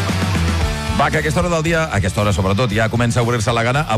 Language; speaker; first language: Catalan; native; Catalan